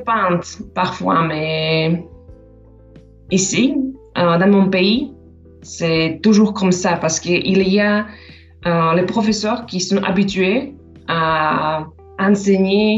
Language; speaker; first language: French; non-native, fluent; Slovak